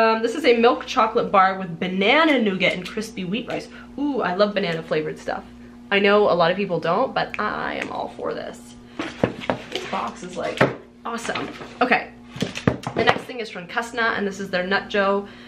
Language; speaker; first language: English; native; English